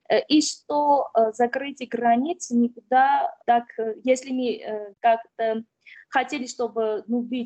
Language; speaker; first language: Russian; non-native, fluent; Armenian